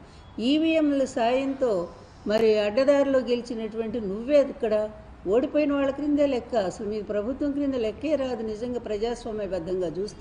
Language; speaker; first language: Telugu; native; Telugu